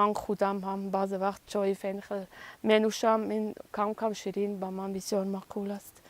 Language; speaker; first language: Persian; non-native, learner; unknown